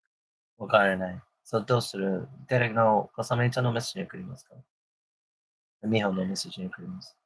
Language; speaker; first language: Japanese; non-native, learner; English